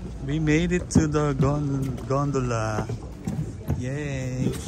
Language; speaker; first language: English; non-native, local second language; Filipino